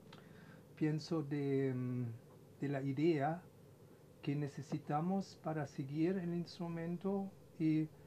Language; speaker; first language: Spanish; non-native, fluent; German